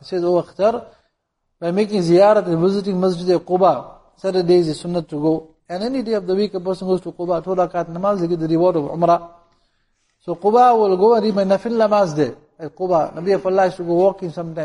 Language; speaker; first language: English; native; English